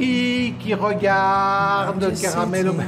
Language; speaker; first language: French; native; French